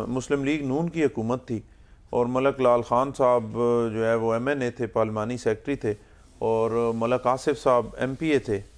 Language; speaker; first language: Urdu; non-native, local second language; Punjabi